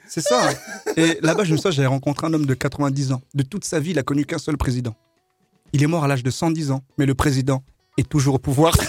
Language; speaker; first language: French; early bilingual, other home language; Lingala